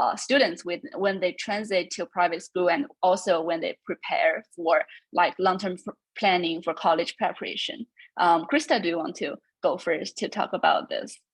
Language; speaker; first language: English; non-native, fluent; Chinese